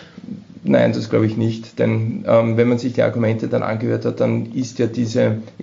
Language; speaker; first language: German; native; German